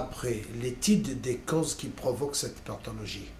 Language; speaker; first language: French; non-native, learner; Spanish